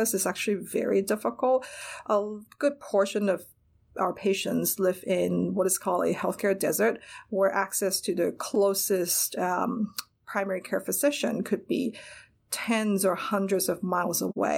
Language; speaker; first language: English; non-native, local second language; Cantonese